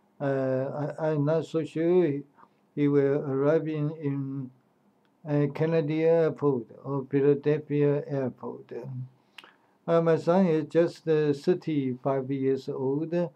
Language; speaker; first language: English; non-native, learner; Chinese